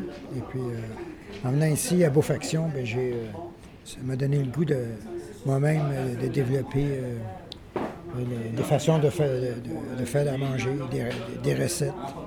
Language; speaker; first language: French; native; French